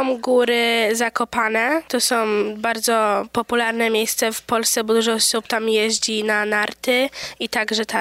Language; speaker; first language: Polish; early bilingual, heritage; Polish